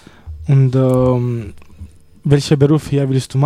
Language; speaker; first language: German; non-native, learner; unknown